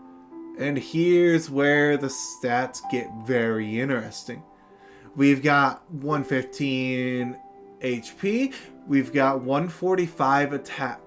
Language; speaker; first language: English; native; English